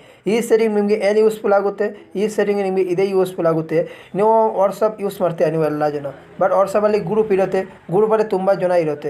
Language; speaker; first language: Kannada; non-native, local second language; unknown